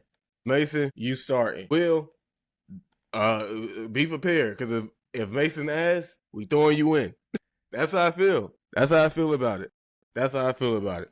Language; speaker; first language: English; native; English